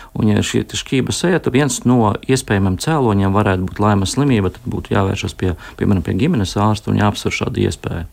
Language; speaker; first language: Latvian; native; Latvian